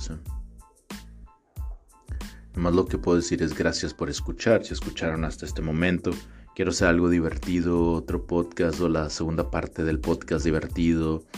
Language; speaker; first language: Spanish; native; Spanish